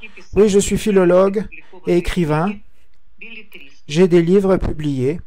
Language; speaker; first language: French; non-native, fluent; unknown